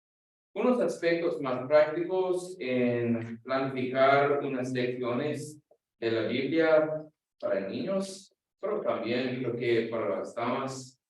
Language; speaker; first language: Spanish; non-native, fluent; English